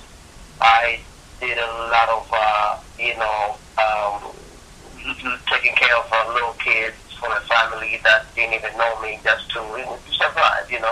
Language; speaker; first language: English; non-native, local second language; Ganda